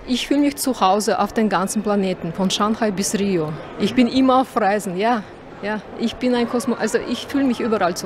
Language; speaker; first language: German; non-native, fluent; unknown